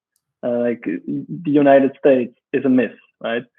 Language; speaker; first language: English; non-native, fluent; German